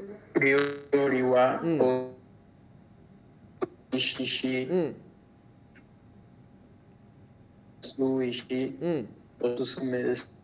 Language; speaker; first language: Japanese; non-native, learner; Spanish